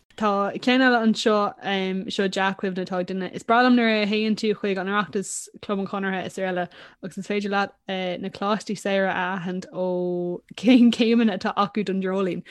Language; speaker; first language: Irish; non-native, local second language; English